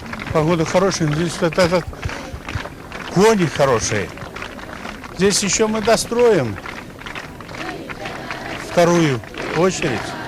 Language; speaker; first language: Russian; non-native, local second language; Turkmen